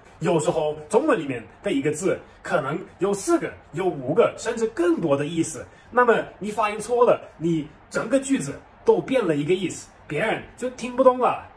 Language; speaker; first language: Chinese; non-native, fluent; German